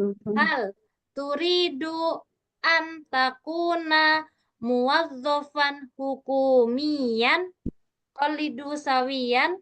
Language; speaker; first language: Arabic; non-native, fluent; Indonesian